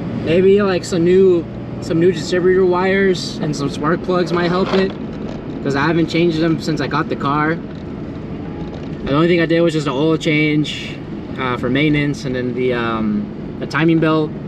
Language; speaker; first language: English; native; English